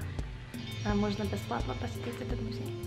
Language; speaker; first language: Russian; non-native, learner; English